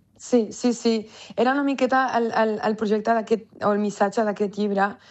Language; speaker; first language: Catalan; early bilingual, other home language; French